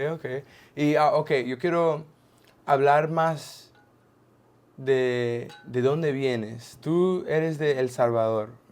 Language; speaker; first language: Spanish; non-native, learner; English